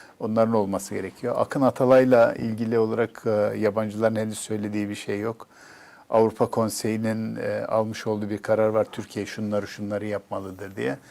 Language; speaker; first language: Turkish; native; Turkish